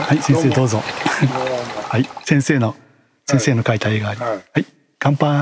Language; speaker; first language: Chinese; non-native, learner; Japanese